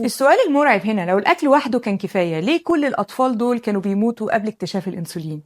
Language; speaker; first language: Arabic; native; Arabic